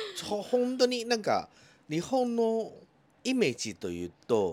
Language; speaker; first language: Japanese; non-native, fluent; Chinese